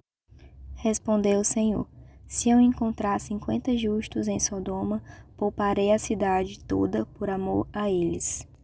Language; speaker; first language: Portuguese; native; Portuguese